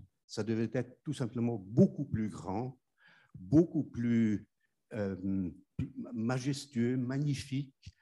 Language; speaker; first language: French; non-native, fluent; German